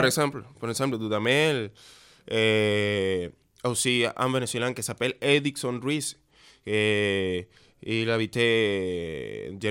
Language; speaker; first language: French; non-native, learner; Spanish